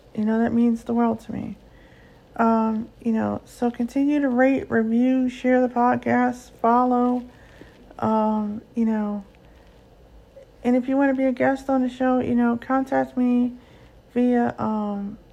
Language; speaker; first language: English; native; English